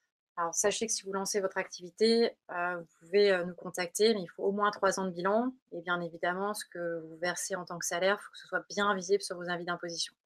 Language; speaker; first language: French; native; French